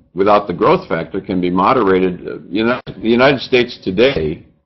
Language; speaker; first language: English; native; English